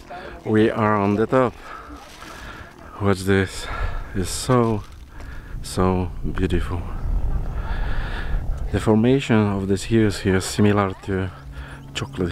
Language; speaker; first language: English; non-native, fluent; Polish